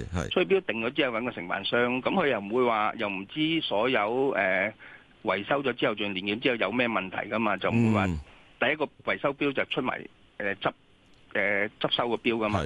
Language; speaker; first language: Cantonese; native; Cantonese